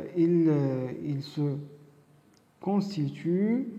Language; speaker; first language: French; non-native, local second language; Arabic